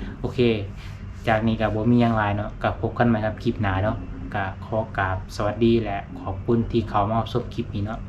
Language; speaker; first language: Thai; non-native, local second language; Lao